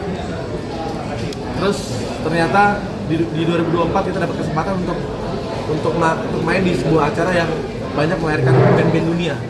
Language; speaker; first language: Indonesian; native; Indonesian